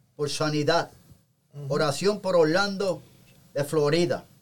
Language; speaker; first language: Spanish; native; Spanish